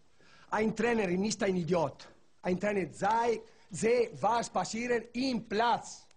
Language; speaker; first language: German; non-native, learner; Italian